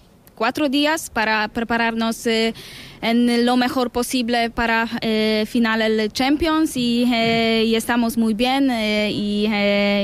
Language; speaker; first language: Spanish; non-native, learner; Polish